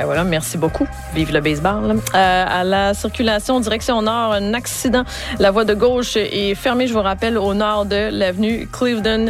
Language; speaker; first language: French; native; French